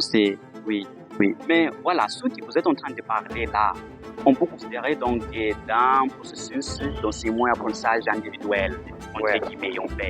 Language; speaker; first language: French; non-native, fluent; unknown